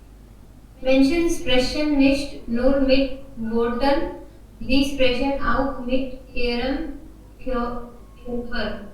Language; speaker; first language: German; non-native, learner; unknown